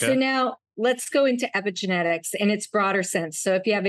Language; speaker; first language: English; native; English